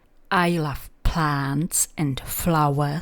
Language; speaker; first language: English; non-native, fluent; Czech